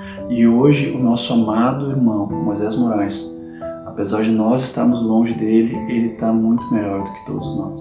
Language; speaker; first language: Portuguese; native; Portuguese